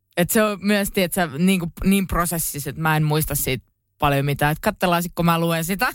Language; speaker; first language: Finnish; native; Finnish